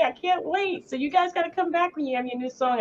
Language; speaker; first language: English; native; English